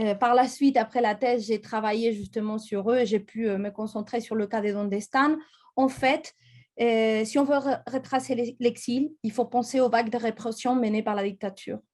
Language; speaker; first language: French; non-native, fluent; Spanish